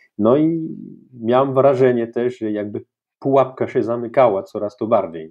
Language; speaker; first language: Polish; non-native, fluent; French